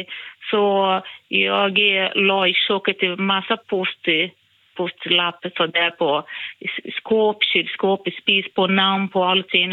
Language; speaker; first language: Swedish; non-native, fluent; Portuguese